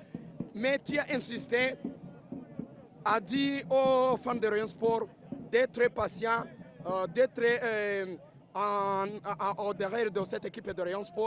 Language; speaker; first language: French; non-native, local second language; Kinyarwanda